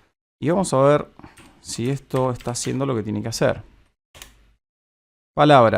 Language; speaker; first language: Spanish; native; Spanish